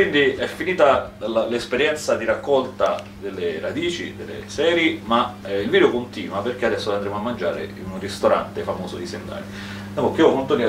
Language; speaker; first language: Italian; native; Italian